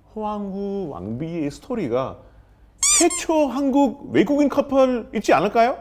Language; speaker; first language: Korean; non-native, fluent; Hindi